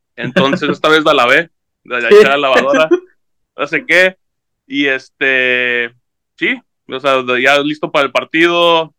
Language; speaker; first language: Spanish; early bilingual, heritage; Spanish